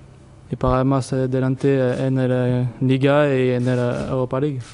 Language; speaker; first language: Spanish; non-native, learner; French